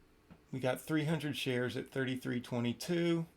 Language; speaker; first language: English; native; English